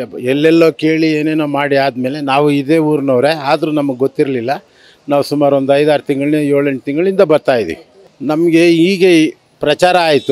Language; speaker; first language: Kannada; native; Kannada